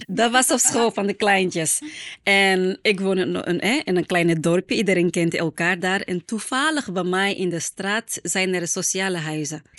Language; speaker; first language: Dutch; non-native, fluent; Portuguese